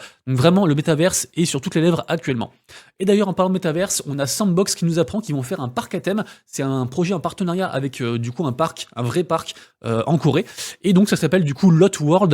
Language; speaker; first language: French; native; French